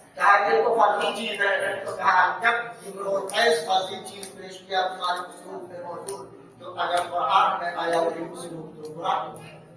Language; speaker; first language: Urdu; native; Urdu